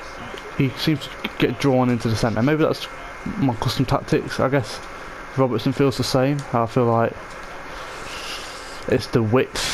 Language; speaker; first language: English; native; English